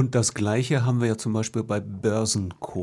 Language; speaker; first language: German; native; German